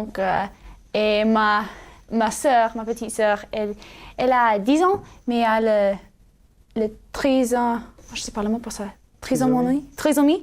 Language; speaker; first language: French; non-native, learner; English